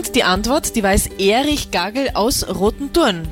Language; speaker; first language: German; native; German